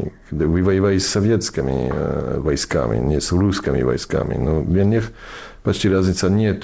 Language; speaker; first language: Russian; non-native, fluent; English